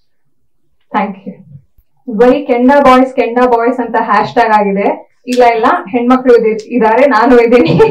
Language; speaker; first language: Kannada; native; Kannada